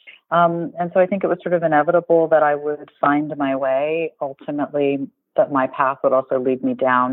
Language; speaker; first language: English; native; English